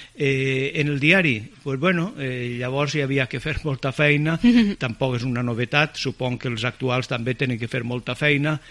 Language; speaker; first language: Catalan; native; Catalan